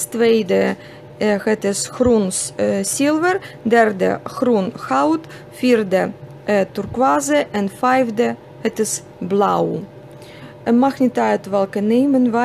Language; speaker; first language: Dutch; non-native, fluent; Russian